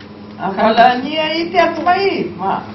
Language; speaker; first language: Hebrew; non-native, fluent; Polish